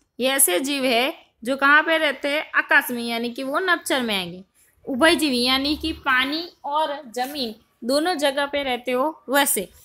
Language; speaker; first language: Hindi; non-native, local second language; Gujarati